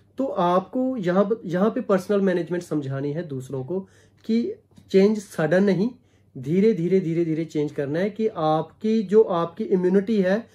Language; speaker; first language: Hindi; non-native, local second language; Punjabi